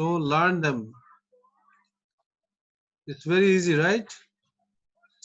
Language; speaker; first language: English; non-native, local second language; Bangla